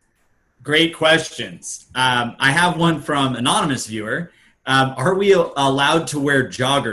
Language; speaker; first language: English; native; English